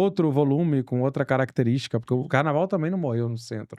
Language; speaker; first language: Portuguese; native; Portuguese